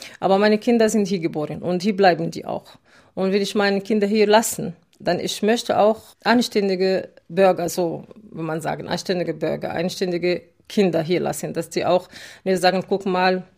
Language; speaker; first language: German; non-native, fluent; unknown